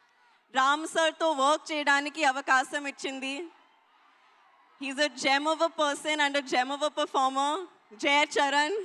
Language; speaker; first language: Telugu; non-native, learner; Hindi